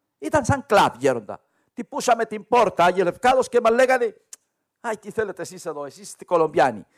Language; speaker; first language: Greek; non-native, learner; Spanish